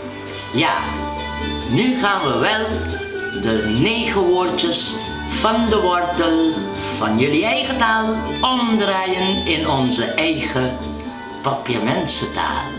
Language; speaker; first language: Dutch; non-native, local second language; Papiamento